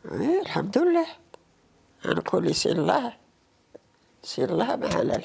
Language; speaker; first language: French; non-native, learner; Arabic